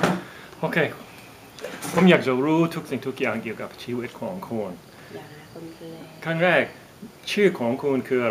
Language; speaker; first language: Thai; non-native, fluent; English